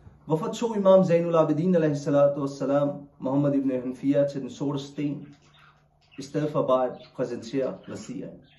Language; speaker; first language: Danish; non-native, local second language; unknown